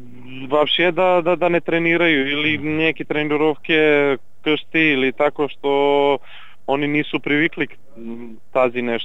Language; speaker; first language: Bulgarian; non-native, learner; Serbian